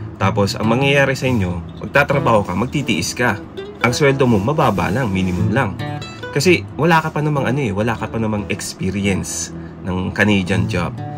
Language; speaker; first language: Filipino; native; Filipino